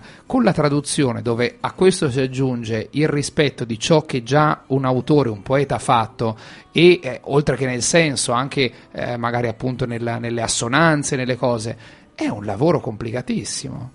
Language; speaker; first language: Italian; native; Italian